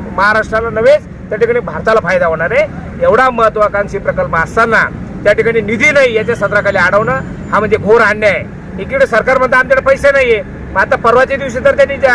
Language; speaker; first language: Marathi; native; Marathi